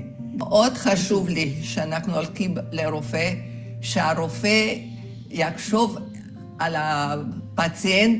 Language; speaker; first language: Hebrew; non-native, fluent; Hungarian